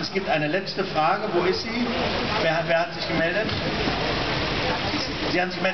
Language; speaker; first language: German; native; German